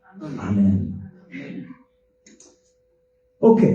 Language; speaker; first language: Spanish; non-native, fluent; English